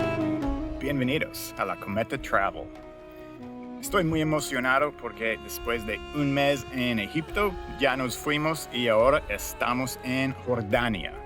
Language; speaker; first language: Spanish; non-native, fluent; English